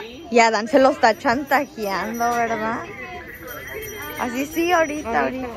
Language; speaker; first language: Spanish; early bilingual, heritage; Spanish